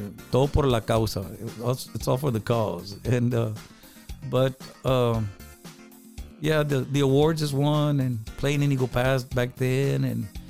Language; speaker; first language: English; early bilingual, other home language; Spanish